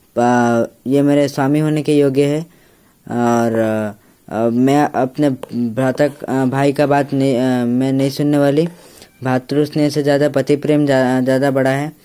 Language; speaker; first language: Hindi; native; Hindi